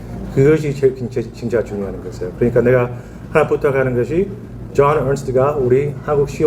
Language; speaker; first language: Korean; early bilingual, heritage; Korean